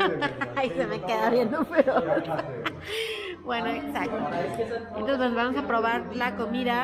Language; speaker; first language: Spanish; native; Spanish